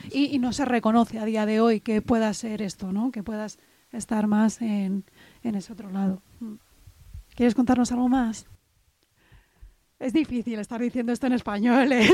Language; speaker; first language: Spanish; native; Spanish